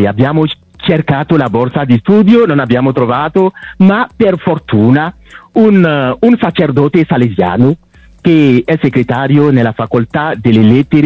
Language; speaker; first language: Italian; non-native, local second language; French